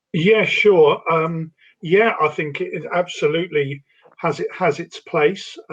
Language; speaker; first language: English; native; English